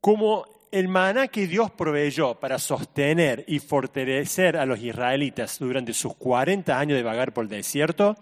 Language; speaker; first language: Spanish; native; Spanish